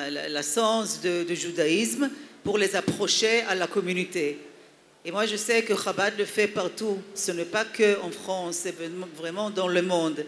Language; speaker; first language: French; non-native, fluent; Hebrew